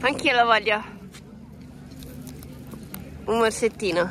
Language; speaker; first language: Italian; native; Italian